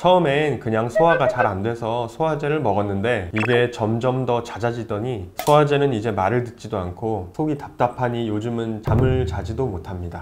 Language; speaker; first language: Korean; native; Korean